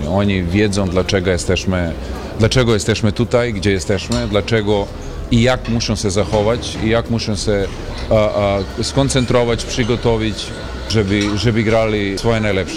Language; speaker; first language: Polish; non-native, fluent; Serbian